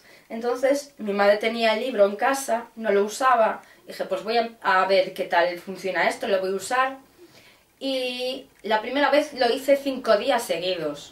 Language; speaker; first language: Spanish; native; Spanish